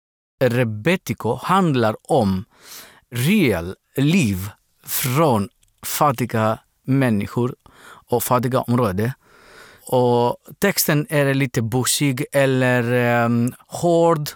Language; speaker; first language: Swedish; non-native, fluent; Greek